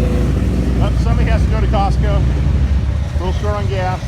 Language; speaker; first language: English; native; English